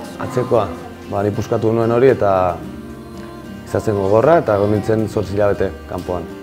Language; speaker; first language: Basque; native; Basque